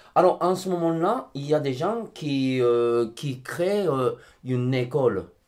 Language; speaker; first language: French; non-native, fluent; Japanese